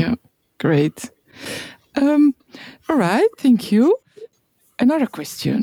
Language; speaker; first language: English; non-native, fluent; Dutch